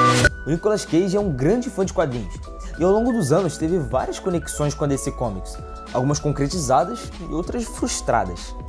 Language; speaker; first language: Portuguese; native; Portuguese